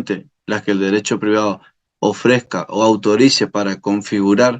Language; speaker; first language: Spanish; native; Spanish